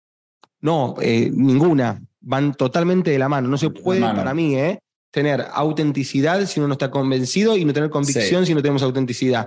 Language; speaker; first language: Spanish; native; Spanish